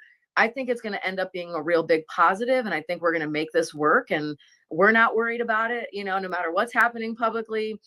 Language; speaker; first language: English; native; English